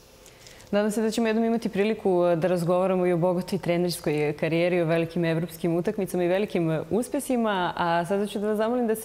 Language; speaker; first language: Serbian; native; Serbian